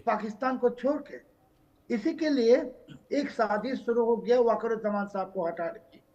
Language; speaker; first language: Hindi; non-native, fluent; Bangla